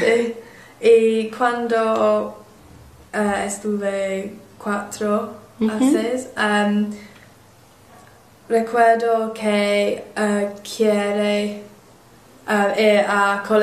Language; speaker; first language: Spanish; non-native, learner; English